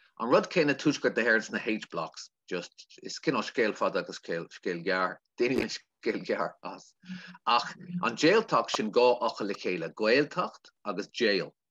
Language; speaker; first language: Irish; non-native, local second language; English